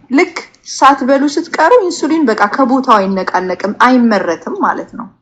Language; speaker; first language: Amharic; native; Amharic